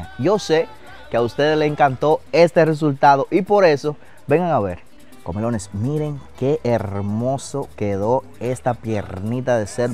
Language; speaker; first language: Spanish; native; Spanish